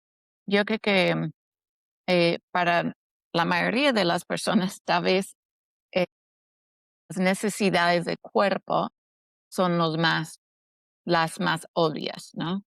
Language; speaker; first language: Spanish; non-native, fluent; English